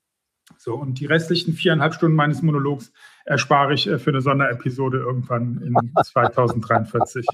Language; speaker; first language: German; native; German